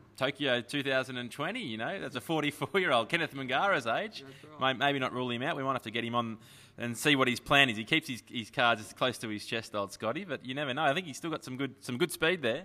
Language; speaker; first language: English; native; English